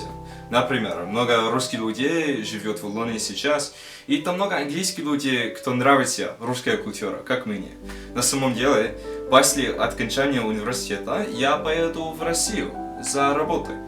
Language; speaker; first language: Russian; non-native, learner; English